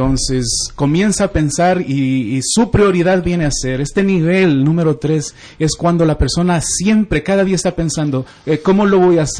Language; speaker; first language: Spanish; native; Spanish